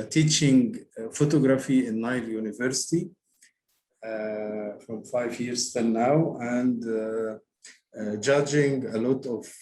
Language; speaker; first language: English; non-native, learner; Arabic